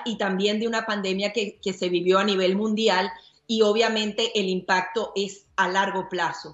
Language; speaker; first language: Spanish; native; Spanish